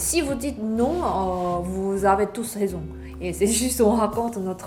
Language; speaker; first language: French; non-native, learner; Korean